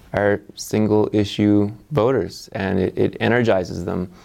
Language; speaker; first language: English; native; English